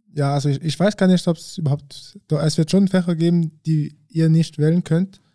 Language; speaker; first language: German; early bilingual, other home language; French